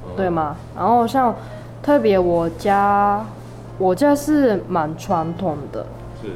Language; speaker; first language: Chinese; non-native, fluent; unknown